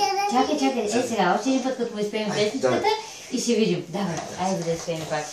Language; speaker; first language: Bulgarian; native; Bulgarian